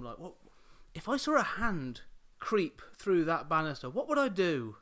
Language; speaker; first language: English; native; English